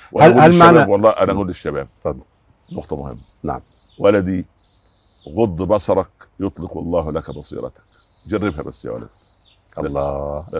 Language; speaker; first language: Arabic; native; Arabic